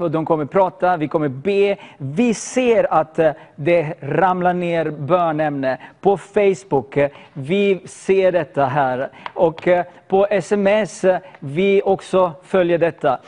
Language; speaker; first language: Swedish; non-native, fluent; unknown